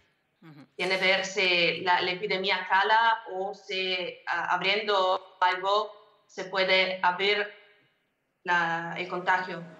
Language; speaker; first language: Spanish; non-native, learner; Italian